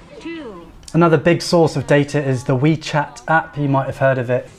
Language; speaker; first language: English; native; English